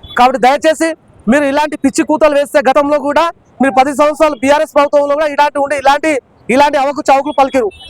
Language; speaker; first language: Telugu; non-native, local second language; Lambadi